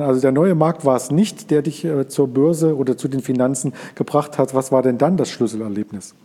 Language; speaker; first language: German; native; German